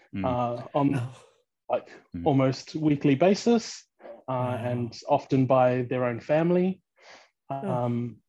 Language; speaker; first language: English; early bilingual, other home language; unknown